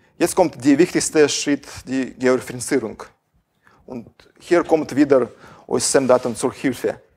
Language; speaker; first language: German; non-native, fluent; Russian